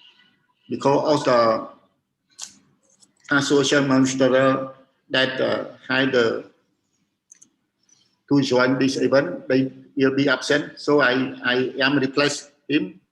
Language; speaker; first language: English; non-native, learner; Khmer